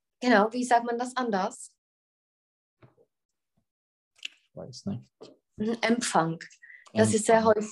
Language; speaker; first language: German; non-native, fluent; Czech